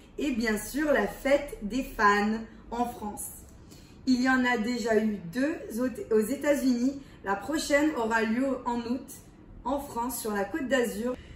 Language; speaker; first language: French; early bilingual, heritage; English